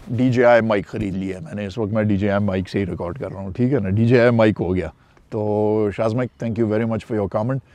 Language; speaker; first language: Urdu; non-native, local second language; Pashto